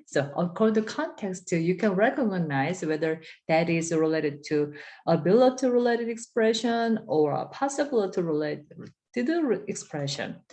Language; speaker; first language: English; non-native, fluent; Korean